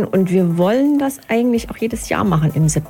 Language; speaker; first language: German; native; German